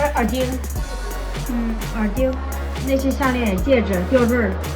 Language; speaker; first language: Chinese; native; Chinese